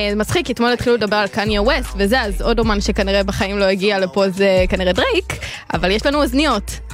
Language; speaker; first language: Hebrew; native; Hebrew